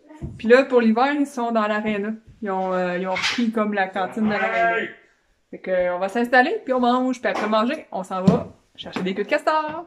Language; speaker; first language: French; native; French